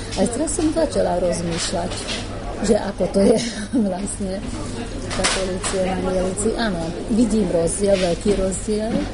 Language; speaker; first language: Slovak; non-native, local second language; Hungarian